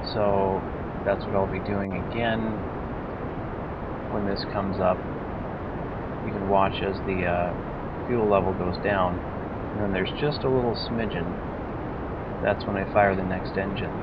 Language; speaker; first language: English; native; English